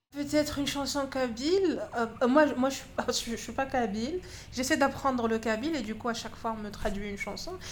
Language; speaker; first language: French; non-native, local second language; Arabic